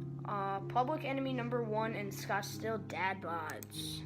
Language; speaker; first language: English; native; English